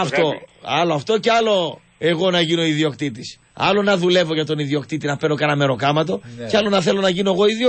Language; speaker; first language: Greek; native; Greek